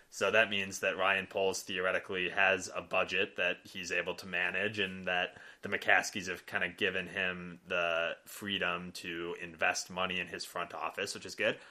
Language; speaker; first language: English; native; English